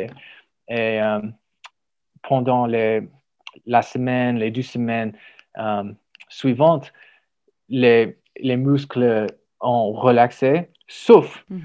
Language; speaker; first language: French; non-native, learner; English